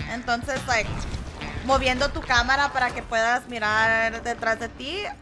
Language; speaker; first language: Spanish; early bilingual, heritage; Spanish